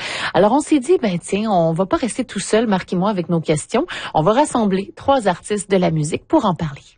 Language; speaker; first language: French; native; French